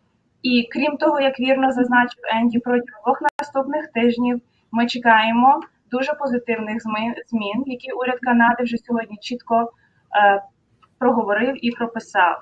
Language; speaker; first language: Ukrainian; native; Ukrainian